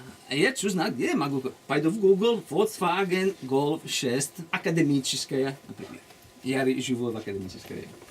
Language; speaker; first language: Russian; non-native, learner; Italian